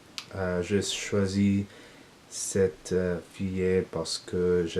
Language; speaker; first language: French; non-native, learner; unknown